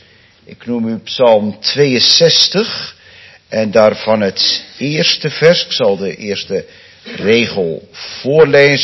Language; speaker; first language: Dutch; native; Dutch